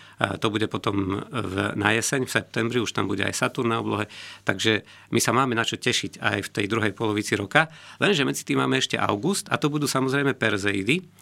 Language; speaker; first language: Slovak; native; Slovak